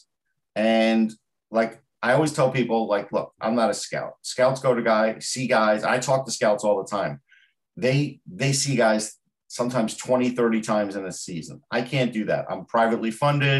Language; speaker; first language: English; native; English